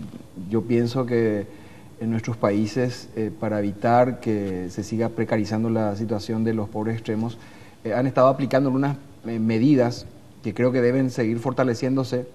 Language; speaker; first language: Spanish; native; Spanish